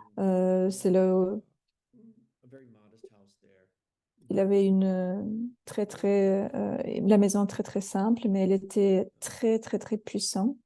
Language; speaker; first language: French; non-native, fluent; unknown